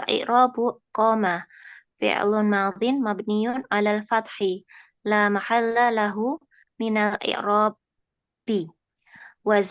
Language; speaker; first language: Arabic; non-native, learner; Indonesian